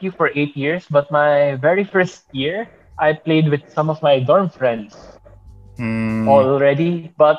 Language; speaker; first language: English; non-native, local second language; Bikol